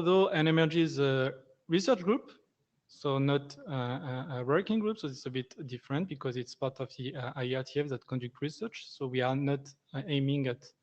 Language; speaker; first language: English; non-native, fluent; French